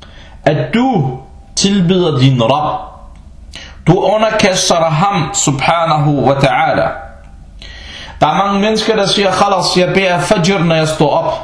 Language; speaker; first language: Danish; non-native, fluent; Arabic